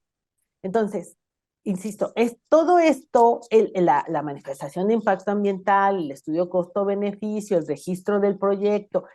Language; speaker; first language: Spanish; native; Spanish